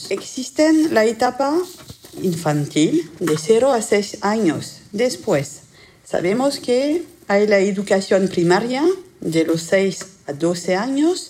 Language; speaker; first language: Spanish; non-native, fluent; French